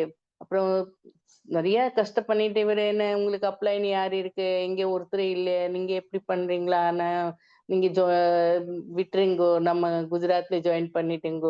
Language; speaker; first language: Tamil; non-native, learner; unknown